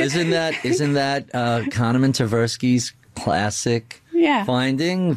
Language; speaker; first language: English; native; English